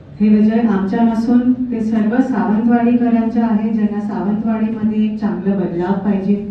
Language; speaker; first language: Marathi; non-native, learner; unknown